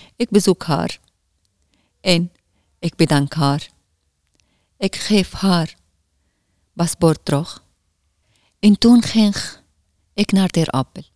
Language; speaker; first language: Dutch; non-native, learner; Arabic